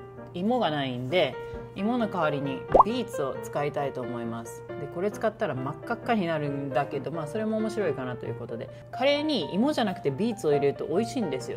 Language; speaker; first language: Japanese; native; Japanese